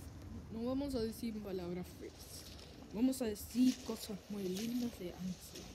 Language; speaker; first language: Spanish; early bilingual, other home language; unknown